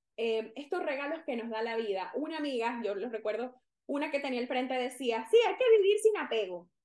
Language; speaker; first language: Spanish; native; Spanish